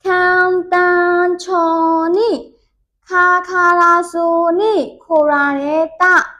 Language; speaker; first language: Japanese; non-native, learner; Burmese